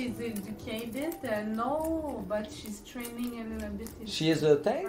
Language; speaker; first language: English; non-native, learner; French